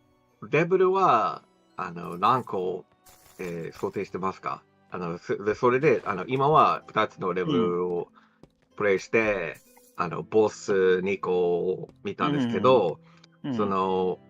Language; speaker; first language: Japanese; non-native, fluent; English